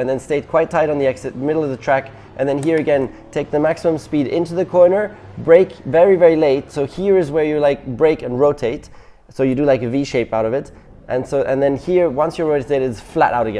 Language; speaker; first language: English; non-native, fluent; German